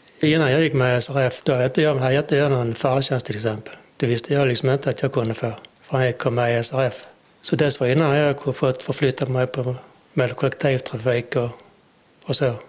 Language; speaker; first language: Swedish; native; Swedish